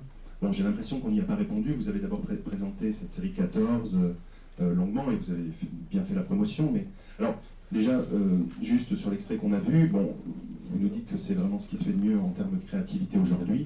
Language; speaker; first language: French; native; French